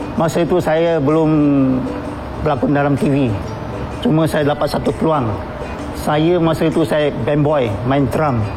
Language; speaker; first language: Malay; non-native, local second language; Chinese